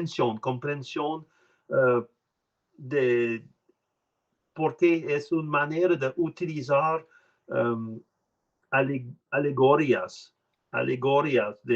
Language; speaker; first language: Spanish; non-native, learner; French